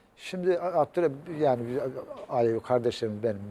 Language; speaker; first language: Turkish; native; Turkish